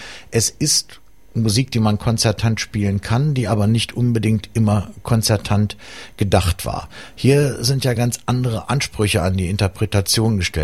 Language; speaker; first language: German; native; German